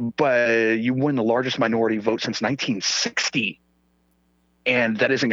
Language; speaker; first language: English; non-native, fluent; Swedish